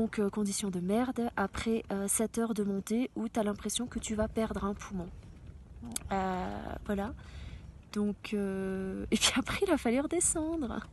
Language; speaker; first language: French; native; French